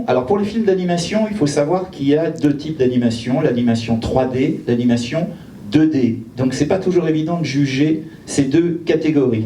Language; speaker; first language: French; native; French